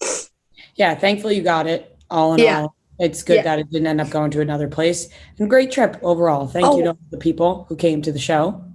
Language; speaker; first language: English; native; English